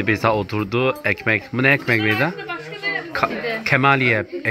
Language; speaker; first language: Turkish; non-native, learner; Chinese